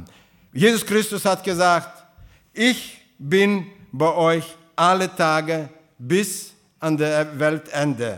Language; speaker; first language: German; non-native, fluent; Russian